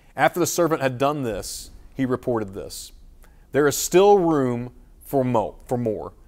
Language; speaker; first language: English; native; English